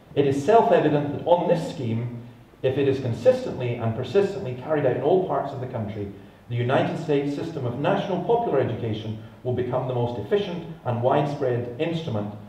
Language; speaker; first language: English; native; English